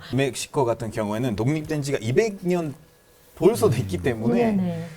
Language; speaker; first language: Korean; non-native, fluent; Spanish